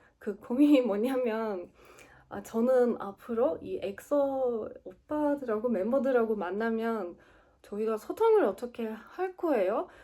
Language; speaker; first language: Korean; non-native, learner; Turkish